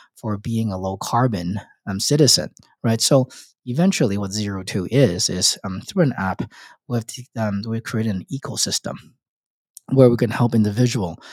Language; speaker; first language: English; non-native, local second language; Cantonese